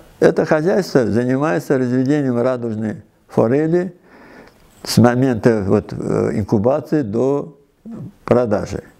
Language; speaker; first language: Russian; non-native, local second language; Uzbek